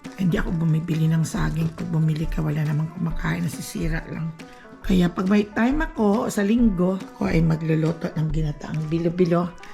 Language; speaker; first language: Filipino; non-native, local second language; Cebuano